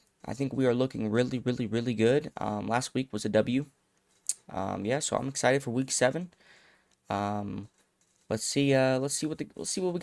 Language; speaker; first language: English; native; English